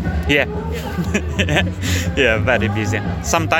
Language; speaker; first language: English; non-native, learner; Ukrainian